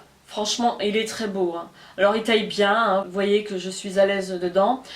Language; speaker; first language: French; native; French